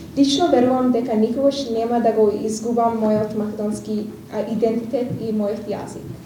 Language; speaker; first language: Macedonian; early bilingual, heritage; Macedonian